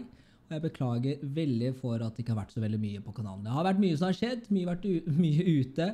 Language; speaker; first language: Norwegian; native; Norwegian